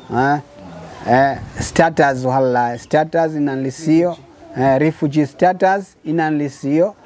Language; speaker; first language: Somali; non-native, learner; Swahili